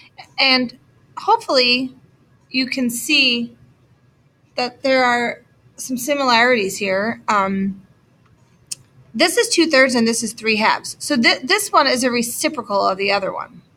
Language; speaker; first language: English; native; English